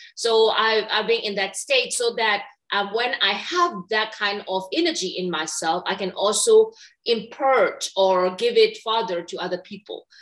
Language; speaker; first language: English; non-native, fluent; Burmese